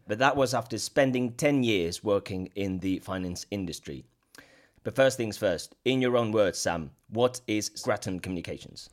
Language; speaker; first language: English; non-native, fluent; Spanish